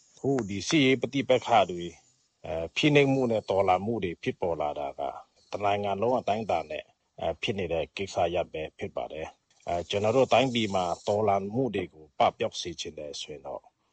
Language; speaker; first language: Burmese; non-native, local second language; Pa'o Karen